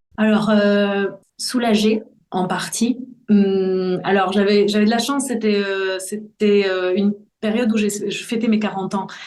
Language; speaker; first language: French; early bilingual, other home language; Spanish